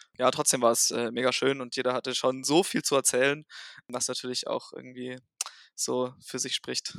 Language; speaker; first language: German; native; German